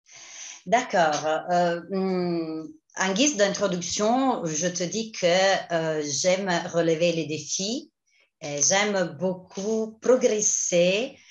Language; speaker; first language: French; non-native, fluent; Italian